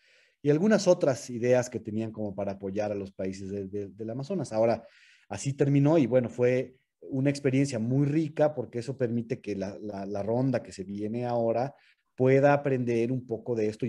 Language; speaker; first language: Spanish; native; Spanish